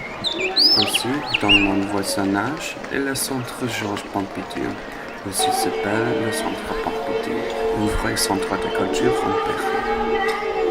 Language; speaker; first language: French; non-native, learner; English